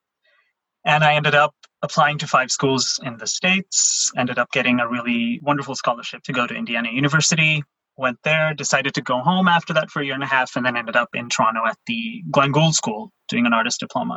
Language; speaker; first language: English; non-native, local second language; Sinhala